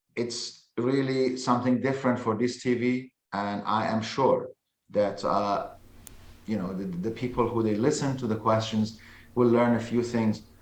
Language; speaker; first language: English; non-native, fluent; Persian